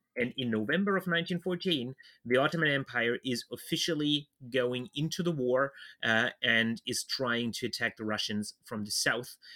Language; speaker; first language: English; non-native, fluent; German